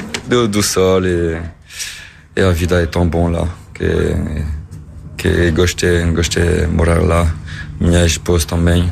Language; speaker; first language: Portuguese; non-native, learner; French